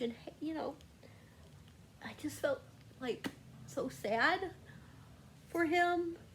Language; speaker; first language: English; native; English